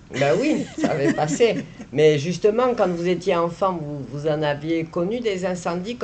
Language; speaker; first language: French; native; French